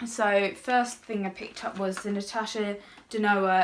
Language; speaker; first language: English; native; English